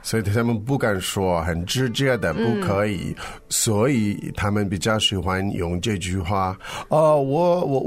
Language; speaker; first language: Chinese; non-native, fluent; English